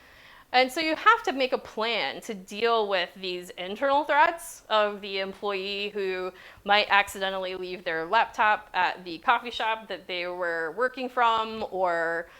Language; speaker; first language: English; native; English